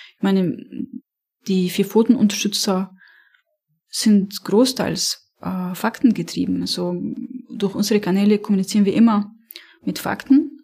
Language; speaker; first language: German; non-native, fluent; Arabic